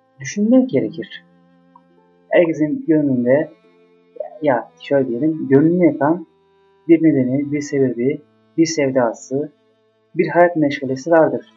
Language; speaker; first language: Turkish; native; Turkish